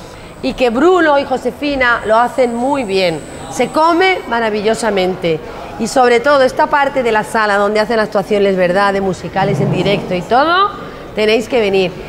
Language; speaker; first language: Spanish; native; Spanish